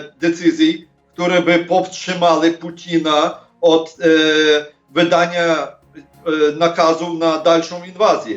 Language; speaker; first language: Polish; non-native, fluent; Ukrainian